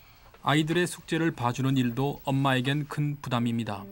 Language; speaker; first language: Korean; native; Korean